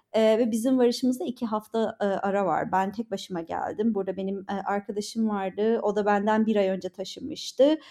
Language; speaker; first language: Turkish; native; Turkish